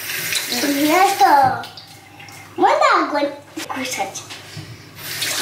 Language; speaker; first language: Russian; early bilingual, heritage; Russian